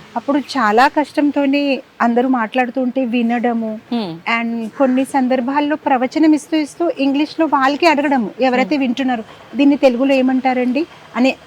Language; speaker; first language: Telugu; non-native, fluent; Gujarati